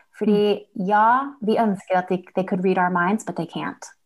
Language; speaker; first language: English; early bilingual, other home language; Norwegian